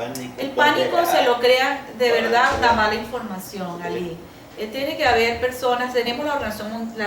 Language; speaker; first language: Spanish; native; Spanish